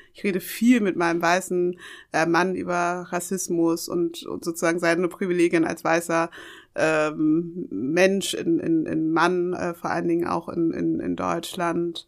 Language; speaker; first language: German; early bilingual, other home language; Yoruba